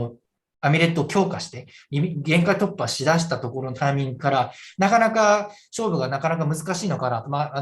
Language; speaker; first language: Japanese; native; Japanese